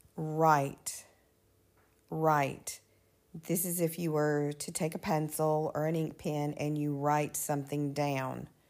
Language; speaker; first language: English; native; English